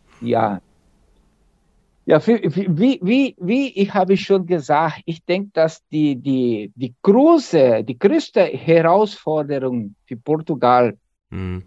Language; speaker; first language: German; non-native, learner; Portuguese